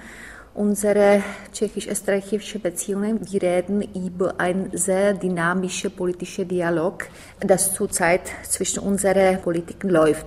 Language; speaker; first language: German; non-native, fluent; Czech